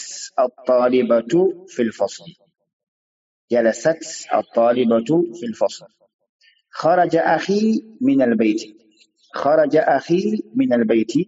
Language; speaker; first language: Arabic; non-native, fluent; Fula